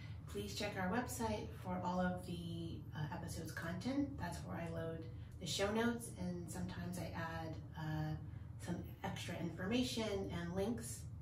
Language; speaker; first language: English; native; English